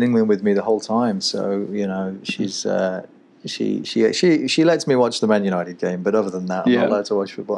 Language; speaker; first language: English; native; English